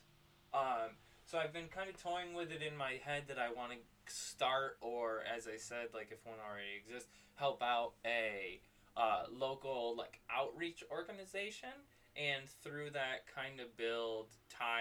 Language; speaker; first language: English; native; English